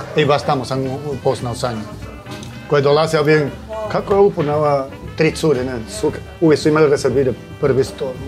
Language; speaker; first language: Croatian; non-native, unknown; Spanish